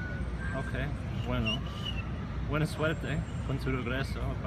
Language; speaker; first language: Spanish; non-native, fluent; English